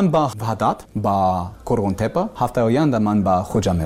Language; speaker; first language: Persian; non-native, learner; English